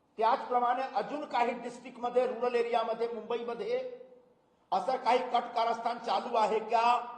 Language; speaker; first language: Marathi; non-native, local second language; Hindi